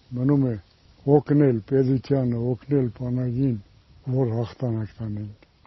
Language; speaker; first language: Armenian; native; Armenian